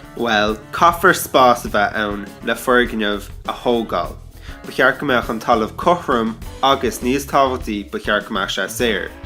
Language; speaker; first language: Irish; non-native, local second language; English